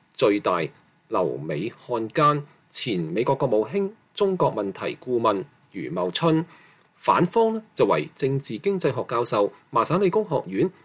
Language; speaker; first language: Chinese; non-native, local second language; Cantonese